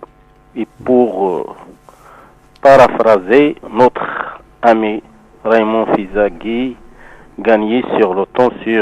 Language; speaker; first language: French; non-native, local second language; Arabic